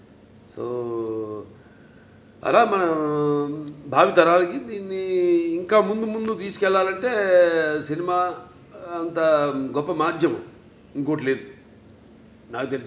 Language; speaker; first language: Telugu; native; Telugu